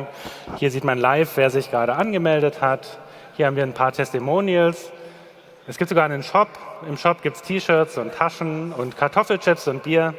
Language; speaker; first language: German; native; German